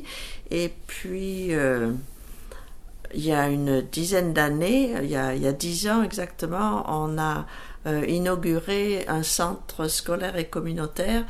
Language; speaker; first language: French; native; French